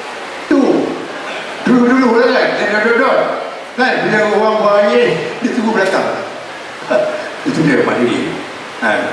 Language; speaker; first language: Malay; native; Malay